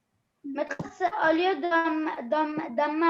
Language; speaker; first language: French; non-native, learner; Arabic